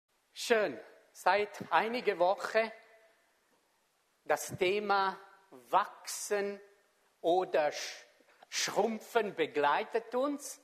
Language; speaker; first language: German; non-native, fluent; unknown